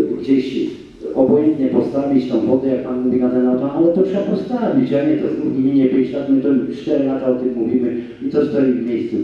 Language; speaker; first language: Polish; native; Polish